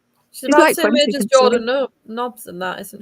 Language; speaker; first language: English; native; English